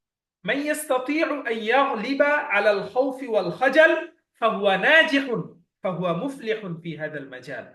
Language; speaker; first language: Arabic; non-native, fluent; Bangla